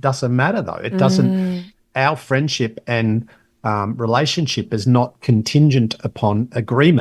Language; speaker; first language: English; native; English